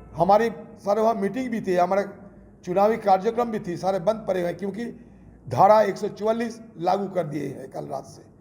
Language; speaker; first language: Hindi; non-native, local second language; Bangla